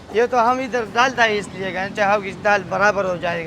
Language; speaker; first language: Hindi; non-native, local second language; Pashto